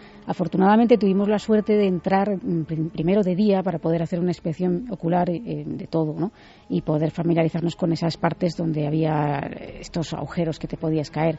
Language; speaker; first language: Spanish; native; Spanish